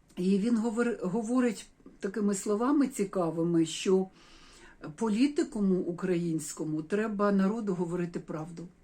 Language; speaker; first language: Ukrainian; non-native, local second language; Russian